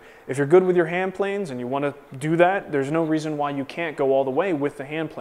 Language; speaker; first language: English; native; English